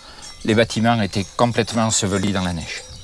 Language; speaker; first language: French; native; French